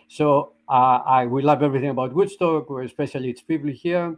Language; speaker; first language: English; non-native, fluent; Greek